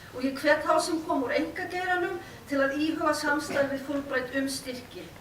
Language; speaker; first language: Icelandic; non-native, learner; English